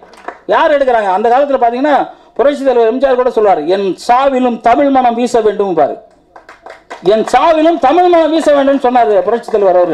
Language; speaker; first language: Tamil; native; Tamil